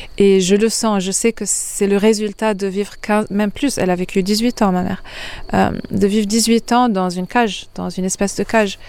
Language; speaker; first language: French; non-native, local second language; Arabic